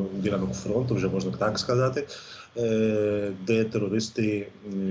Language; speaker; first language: Ukrainian; native; Ukrainian